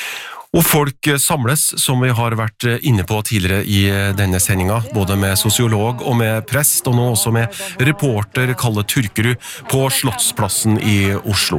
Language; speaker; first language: Norwegian; native; Norwegian